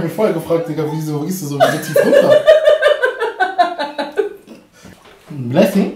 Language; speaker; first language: German; early bilingual, other home language; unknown